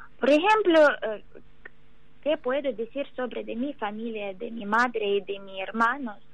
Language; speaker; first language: Spanish; non-native, learner; Ukrainian